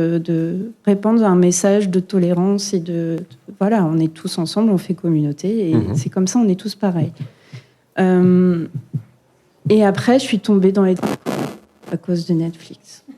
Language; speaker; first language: French; native; French